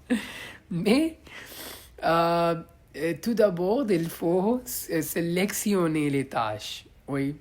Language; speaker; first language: French; non-native, learner; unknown